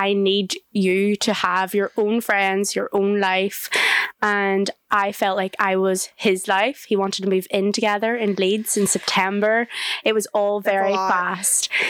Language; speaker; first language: English; native; English